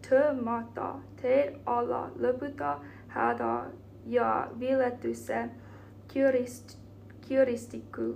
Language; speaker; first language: Estonian; non-native, learner; Finnish